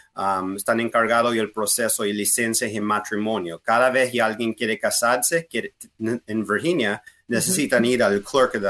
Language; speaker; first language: Spanish; early bilingual, heritage; Spanish